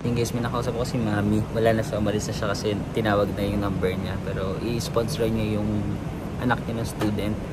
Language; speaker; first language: Filipino; native; Filipino